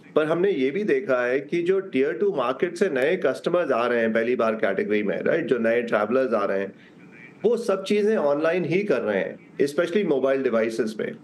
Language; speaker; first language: Hindi; native; Hindi